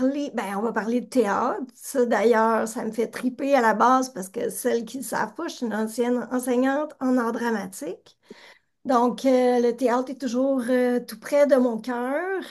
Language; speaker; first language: French; native; French